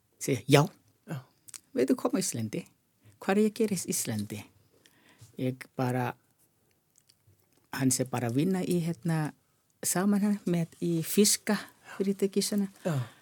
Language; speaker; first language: Icelandic; non-native, learner; Thai